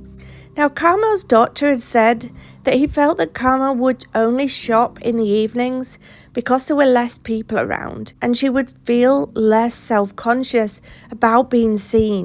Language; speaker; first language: English; native; English